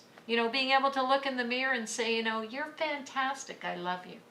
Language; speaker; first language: English; native; English